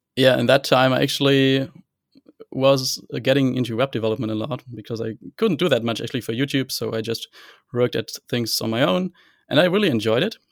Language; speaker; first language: English; non-native, fluent; German